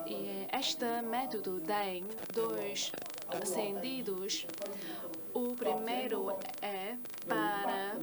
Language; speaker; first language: Portuguese; non-native, fluent; Chinese